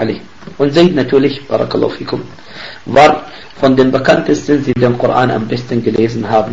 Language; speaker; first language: German; non-native, fluent; Arabic